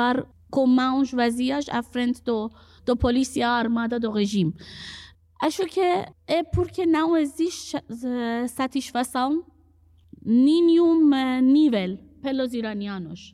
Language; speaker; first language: Portuguese; non-native, fluent; Persian